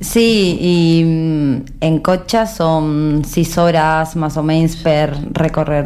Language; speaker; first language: Catalan; non-native, learner; Spanish